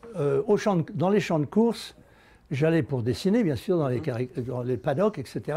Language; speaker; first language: French; native; French